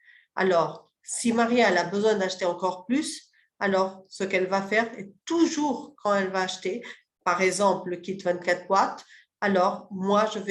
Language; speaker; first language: French; early bilingual, other home language; Portuguese